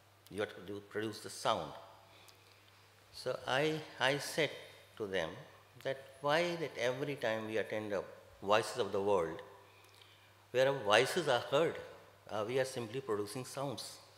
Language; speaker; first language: English; non-native, local second language; Bhojpuri